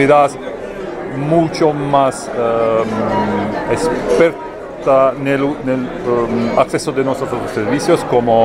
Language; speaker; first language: Spanish; non-native, learner; Italian